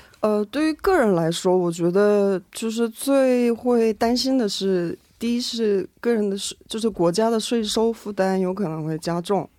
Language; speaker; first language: Chinese; non-native, fluent; Korean